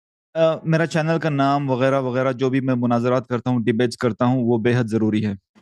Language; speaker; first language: Hindi; early bilingual, heritage; Urdu